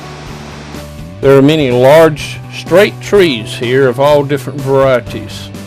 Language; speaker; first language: English; native; English